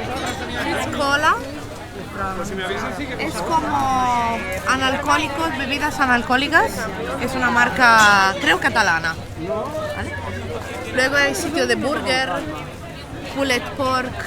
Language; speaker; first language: Spanish; non-native, local second language; Catalan